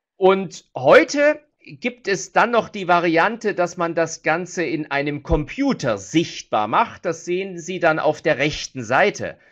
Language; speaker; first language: German; native; German